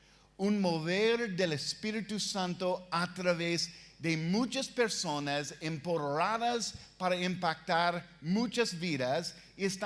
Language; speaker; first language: Spanish; non-native, fluent; English